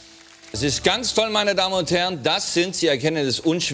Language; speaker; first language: German; native; German